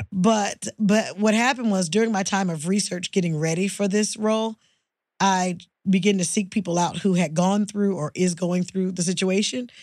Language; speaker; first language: English; native; English